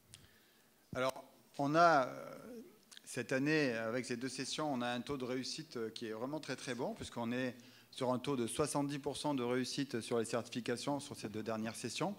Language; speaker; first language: French; native; French